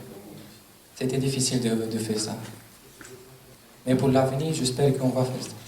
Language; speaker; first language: French; non-native, learner; Romanian